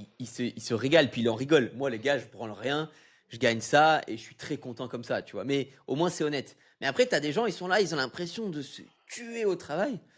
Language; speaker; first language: French; native; French